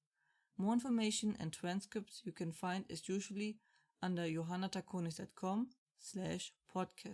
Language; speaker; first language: English; non-native, fluent; German